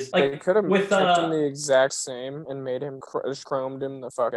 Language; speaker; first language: English; native; English